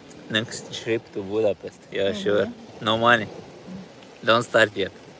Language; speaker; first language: English; non-native, fluent; Romanian